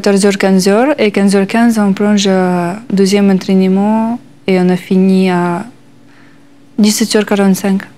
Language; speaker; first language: French; non-native, learner; Russian